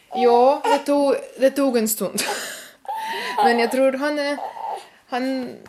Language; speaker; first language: Swedish; non-native, fluent; Russian